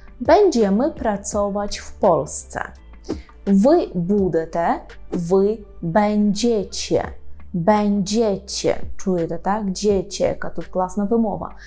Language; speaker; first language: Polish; non-native, fluent; Ukrainian